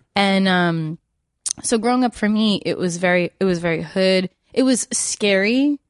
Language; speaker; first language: English; native; English